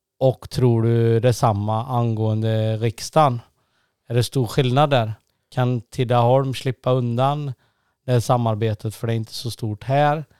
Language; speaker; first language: Swedish; native; Swedish